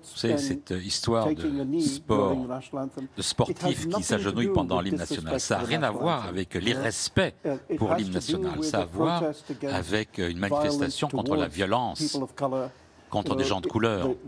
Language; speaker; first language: French; non-native, fluent; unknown